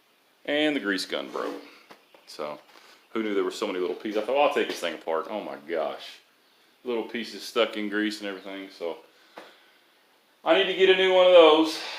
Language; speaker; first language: English; native; English